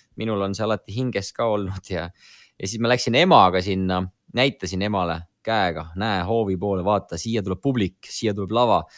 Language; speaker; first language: Estonian; native; Estonian